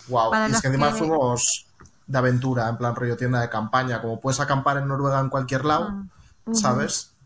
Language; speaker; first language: Spanish; native; Spanish